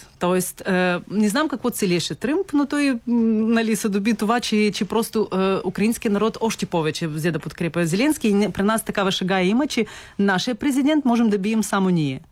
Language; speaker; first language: Bulgarian; early bilingual, heritage; Bulgarian